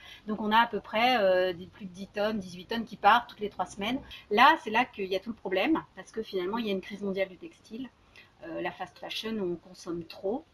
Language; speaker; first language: French; native; French